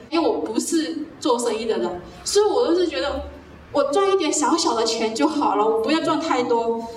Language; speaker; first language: Chinese; native; Chinese